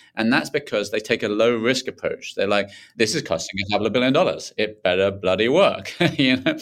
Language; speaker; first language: English; native; English